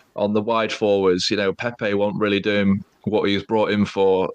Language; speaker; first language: English; native; English